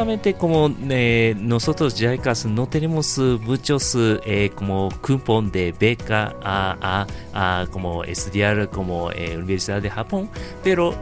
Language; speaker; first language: Spanish; non-native, fluent; Japanese